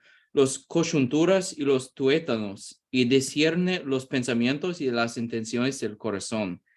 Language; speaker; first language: Spanish; non-native, fluent; English